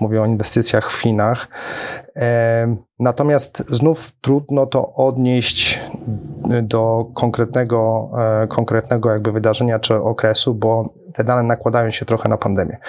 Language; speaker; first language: Polish; native; Polish